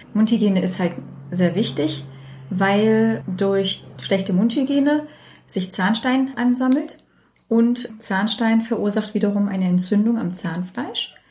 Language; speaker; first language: German; native; German